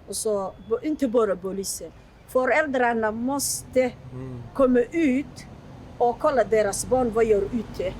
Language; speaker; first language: Swedish; non-native, learner; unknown